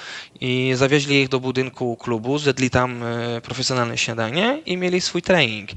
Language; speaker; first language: Polish; early bilingual, other home language; Dutch